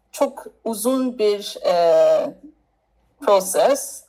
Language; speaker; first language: Turkish; early bilingual, other home language; English